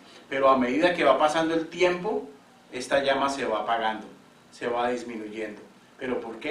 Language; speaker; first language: Spanish; native; Spanish